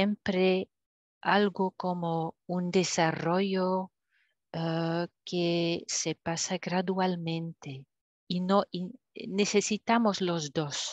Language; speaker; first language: Spanish; non-native, fluent; French